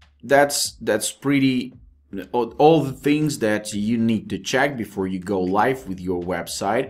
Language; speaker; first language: English; non-native, fluent; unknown